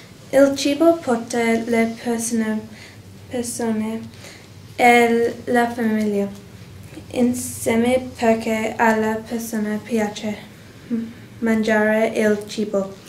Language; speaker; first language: Italian; non-native, learner; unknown